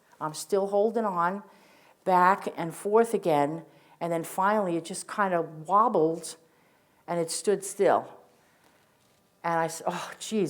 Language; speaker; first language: English; native; English